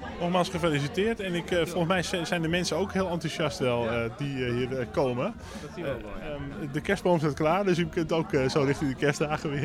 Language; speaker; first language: Dutch; native; Dutch